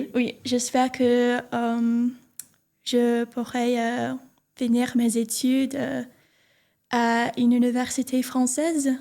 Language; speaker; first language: French; non-native, learner; English